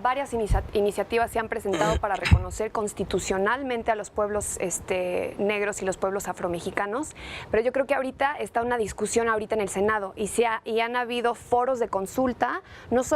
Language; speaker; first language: Spanish; native; Spanish